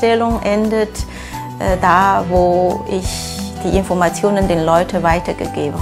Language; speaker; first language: German; non-native, fluent; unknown